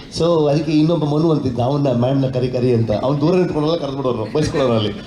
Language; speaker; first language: Kannada; native; Kannada